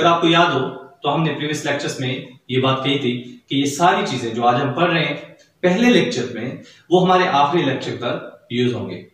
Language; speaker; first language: Urdu; native; Urdu